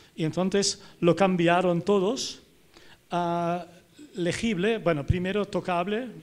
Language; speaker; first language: Spanish; non-native, fluent; German